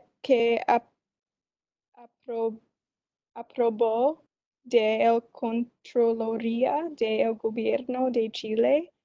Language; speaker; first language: Spanish; non-native, learner; English